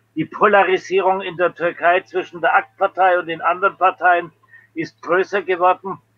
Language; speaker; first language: German; native; German